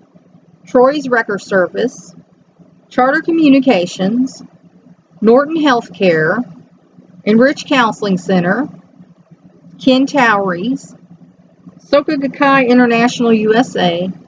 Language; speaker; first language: English; native; English